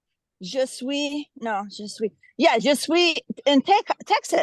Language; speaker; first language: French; non-native, learner; English